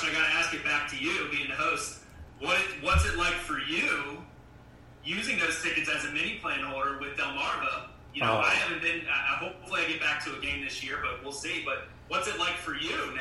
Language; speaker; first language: English; native; English